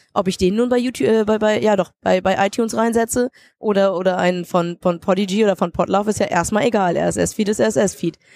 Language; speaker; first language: German; native; German